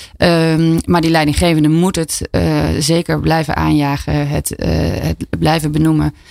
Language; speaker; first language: Dutch; native; Dutch